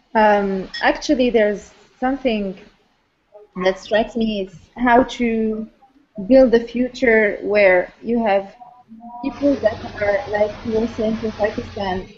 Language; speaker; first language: English; non-native, fluent; Arabic